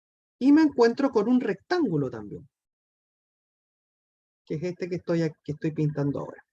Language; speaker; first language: Spanish; native; Spanish